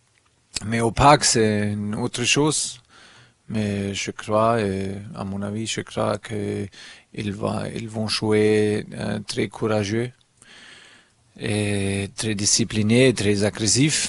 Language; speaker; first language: French; non-native, fluent; German